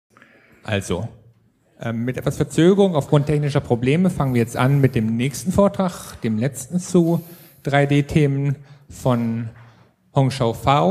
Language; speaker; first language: German; native; German